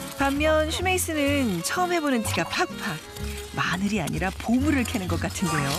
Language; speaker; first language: Korean; native; Korean